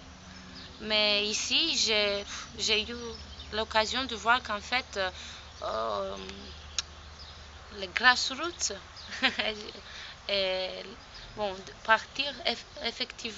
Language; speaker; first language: French; non-native, fluent; Romanian